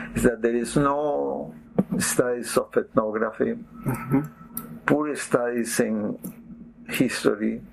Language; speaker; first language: English; non-native, fluent; Spanish